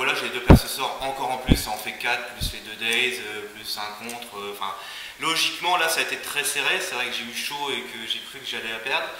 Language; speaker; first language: French; native; French